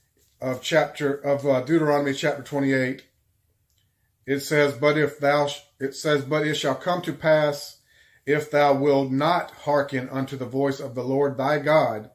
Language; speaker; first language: English; native; English